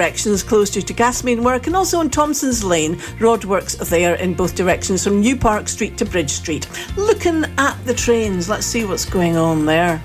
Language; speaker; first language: English; native; English